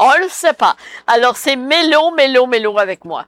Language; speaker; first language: French; native; French